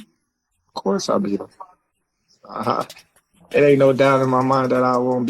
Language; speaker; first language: English; native; English